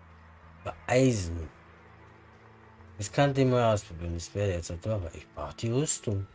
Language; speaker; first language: German; native; German